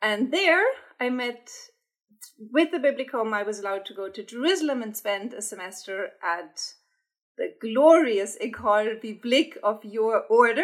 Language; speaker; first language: English; non-native, fluent; German